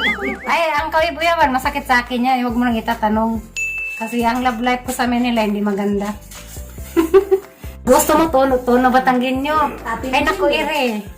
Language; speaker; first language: Filipino; non-native, local second language; Cebuano